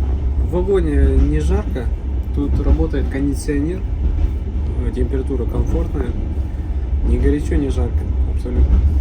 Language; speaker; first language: Russian; native; Russian